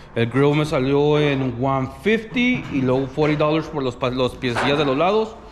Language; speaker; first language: Spanish; early bilingual, other home language; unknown